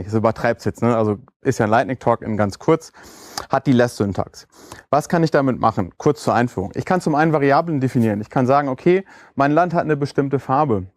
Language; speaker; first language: German; native; German